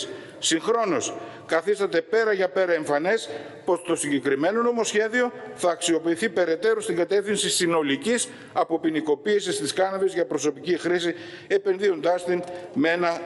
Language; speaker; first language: Greek; native; Greek